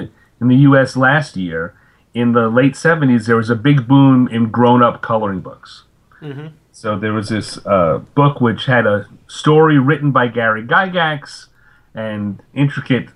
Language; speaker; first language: English; native; English